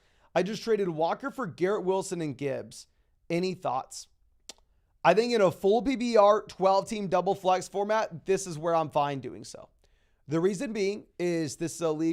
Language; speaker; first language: English; native; English